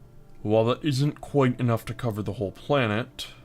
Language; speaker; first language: English; native; English